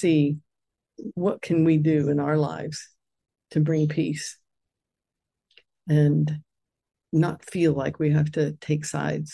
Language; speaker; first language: English; native; English